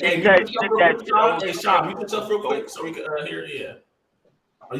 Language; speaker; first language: English; native; English